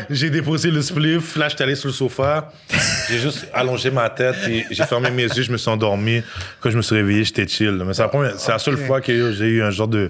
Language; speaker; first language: French; native; French